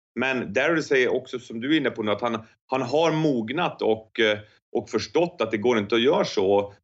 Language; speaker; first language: Swedish; native; Swedish